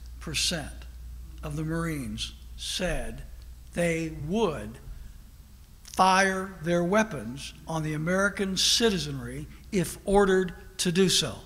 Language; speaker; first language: English; native; English